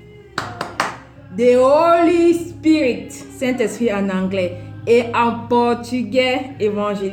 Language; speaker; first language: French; non-native, local second language; Basaa